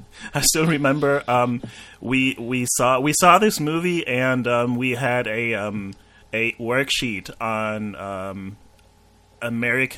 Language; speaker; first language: English; non-native, fluent; German